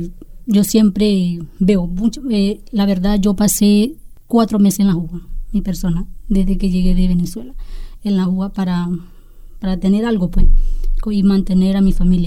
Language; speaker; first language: Spanish; non-native, local second language; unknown